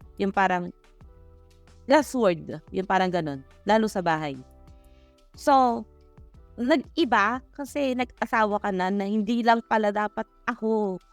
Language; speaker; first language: Filipino; native; Filipino